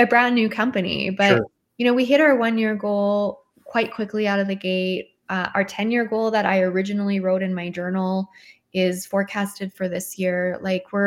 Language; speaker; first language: English; native; English